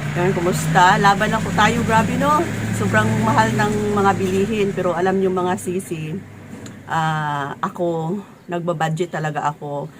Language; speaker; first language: Filipino; native; Filipino